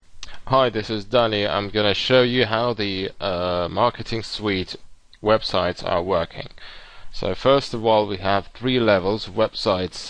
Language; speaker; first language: English; non-native, fluent; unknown